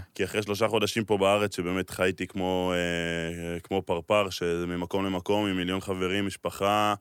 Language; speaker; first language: Hebrew; native; Hebrew